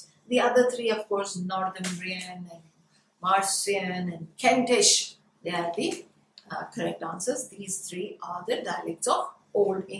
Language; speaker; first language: English; non-native, local second language; Hindi